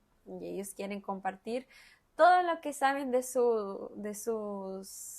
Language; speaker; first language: Spanish; non-native, fluent; Portuguese